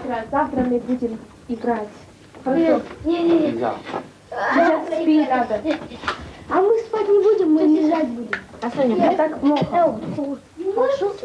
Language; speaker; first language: Russian; non-native, local second language; Yakut